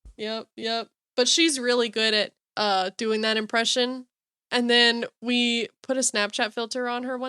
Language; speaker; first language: English; native; English